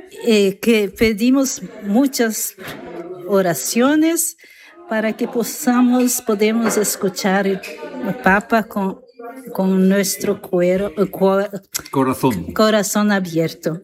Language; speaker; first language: Spanish; non-native, learner; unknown